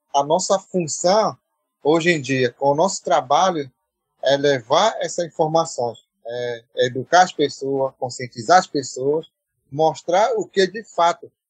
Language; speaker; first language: Portuguese; non-native, local second language; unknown